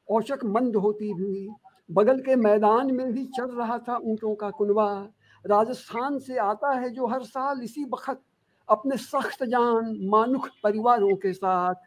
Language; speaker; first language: Hindi; native; Hindi